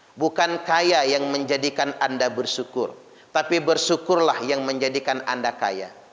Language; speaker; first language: Indonesian; non-native, local second language; Malay